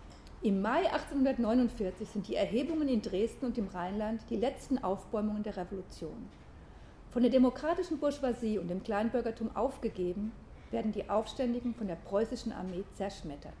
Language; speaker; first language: German; native; German